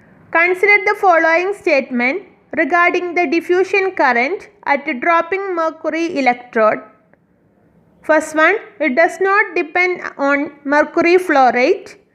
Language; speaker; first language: English; non-native, local second language; Malayalam